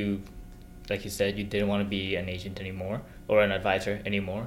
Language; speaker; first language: English; non-native, local second language; Korean